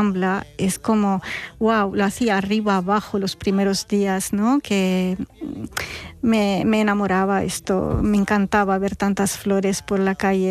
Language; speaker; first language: Spanish; non-native, fluent; Arabic